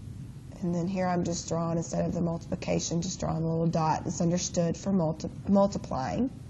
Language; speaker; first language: English; native; English